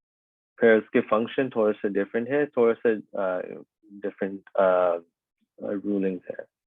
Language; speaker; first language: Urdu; early bilingual, heritage; Urdu